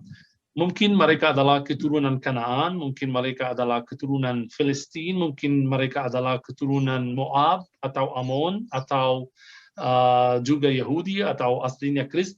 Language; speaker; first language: Indonesian; non-native, fluent; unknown